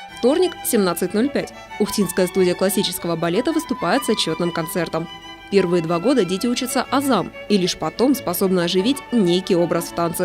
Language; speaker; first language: Russian; native; Russian